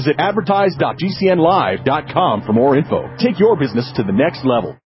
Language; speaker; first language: English; native; English